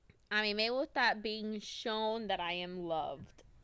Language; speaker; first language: English; early bilingual, other home language; Spanish